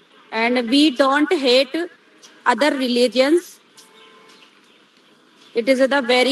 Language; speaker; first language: English; non-native, learner; Hindi